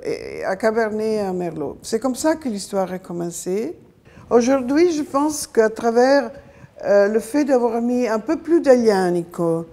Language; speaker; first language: French; non-native, fluent; Italian